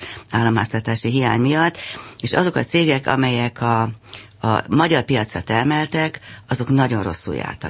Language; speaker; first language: Hungarian; native; Hungarian